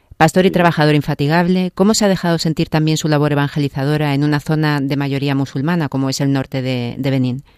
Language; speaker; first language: Spanish; native; Spanish